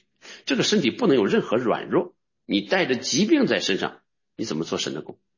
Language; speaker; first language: Chinese; native; Chinese